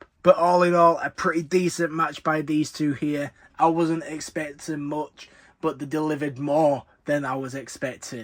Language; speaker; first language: English; native; English